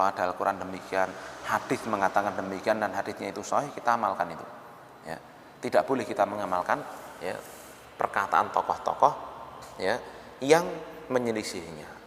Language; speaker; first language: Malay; non-native, local second language; Javanese